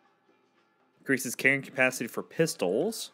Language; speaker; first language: English; native; English